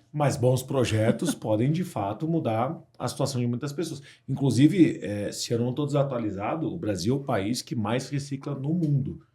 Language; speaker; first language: Portuguese; native; Portuguese